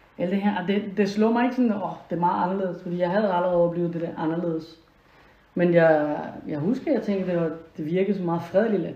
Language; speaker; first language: Danish; non-native, fluent; Spanish